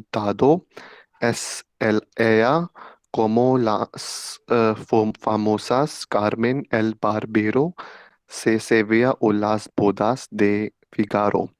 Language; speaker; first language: Spanish; non-native, learner; Hindi